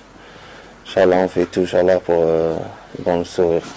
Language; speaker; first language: French; non-native, local second language; Arabic